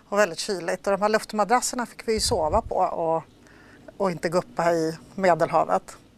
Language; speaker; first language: Swedish; early bilingual, other home language; Polish